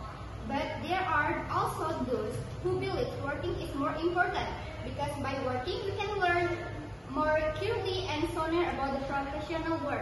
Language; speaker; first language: English; non-native, learner; Indonesian